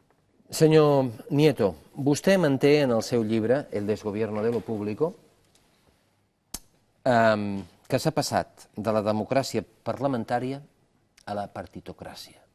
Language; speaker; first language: Catalan; native; Catalan